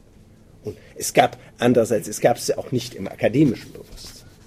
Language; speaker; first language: German; native; German